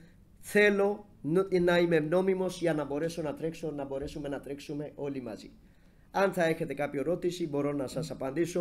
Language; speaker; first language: Greek; non-native, fluent; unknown